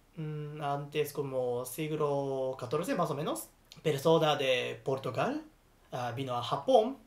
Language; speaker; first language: Spanish; non-native, learner; Japanese